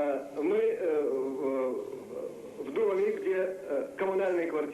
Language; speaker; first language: Russian; native; Russian